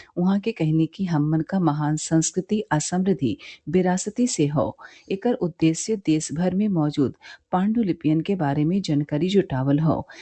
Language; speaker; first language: Bhojpuri; native; Bhojpuri